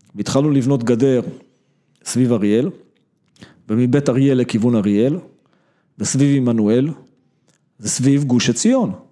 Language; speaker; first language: Hebrew; native; Hebrew